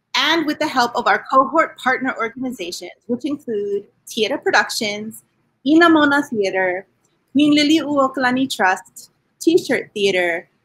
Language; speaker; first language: English; native; English